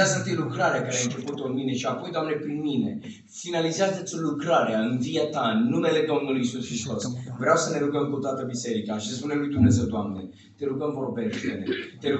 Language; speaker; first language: Romanian; native; Romanian